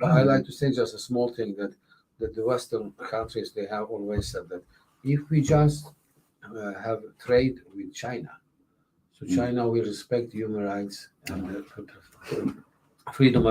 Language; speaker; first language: English; non-native, fluent; Swedish